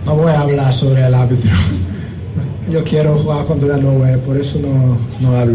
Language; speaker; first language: Spanish; non-native, fluent; English